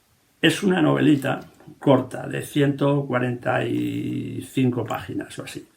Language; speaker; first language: Spanish; native; Spanish